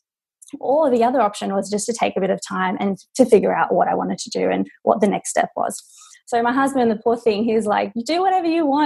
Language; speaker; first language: English; native; English